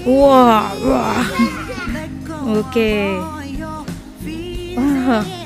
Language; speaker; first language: Korean; non-native, learner; Filipino